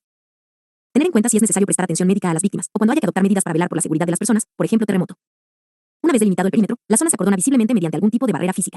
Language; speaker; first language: Spanish; native; Spanish